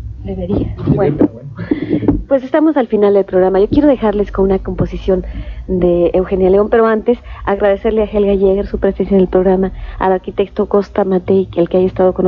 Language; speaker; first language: Spanish; native; Spanish